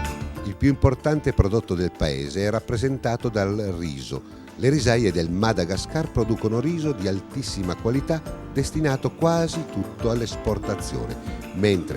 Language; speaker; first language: Italian; native; Italian